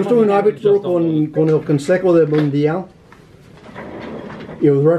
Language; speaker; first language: Spanish; non-native, learner; English